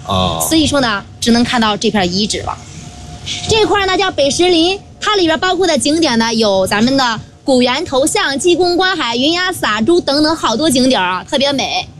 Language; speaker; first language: Chinese; native; Chinese